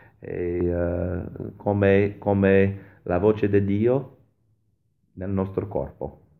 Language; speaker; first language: Italian; non-native, fluent; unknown